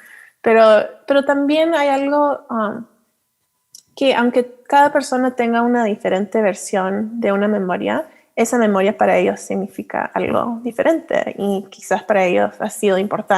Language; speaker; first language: Spanish; early bilingual, heritage; Spanish